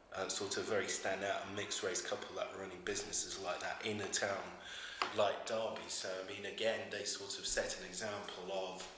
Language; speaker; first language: English; native; English